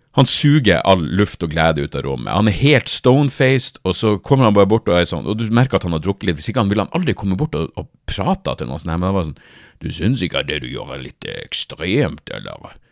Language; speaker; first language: Norwegian; native; Norwegian